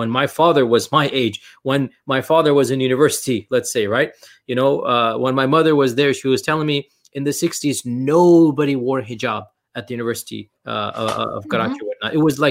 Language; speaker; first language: English; native; English